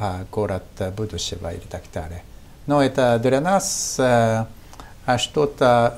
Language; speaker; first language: Russian; non-native, fluent; Japanese